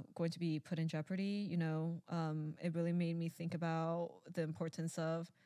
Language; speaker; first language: English; early bilingual, other home language; Chinese